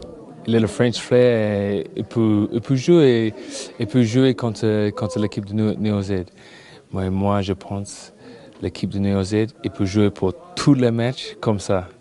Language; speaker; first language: French; non-native, learner; English